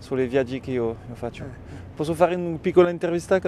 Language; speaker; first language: Italian; non-native, learner; French